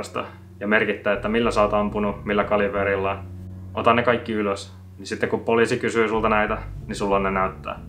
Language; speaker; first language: Finnish; native; Finnish